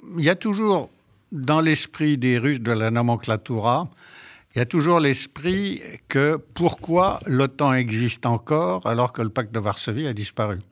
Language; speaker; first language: French; native; French